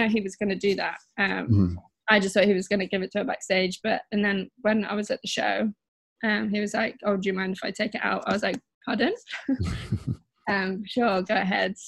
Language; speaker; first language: English; native; English